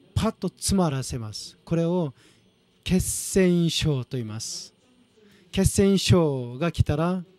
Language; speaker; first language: Japanese; non-native, fluent; Korean